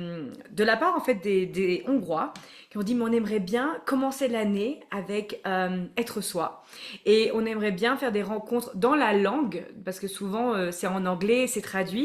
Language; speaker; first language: French; native; French